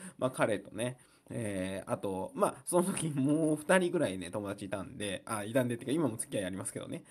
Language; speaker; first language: Japanese; native; Japanese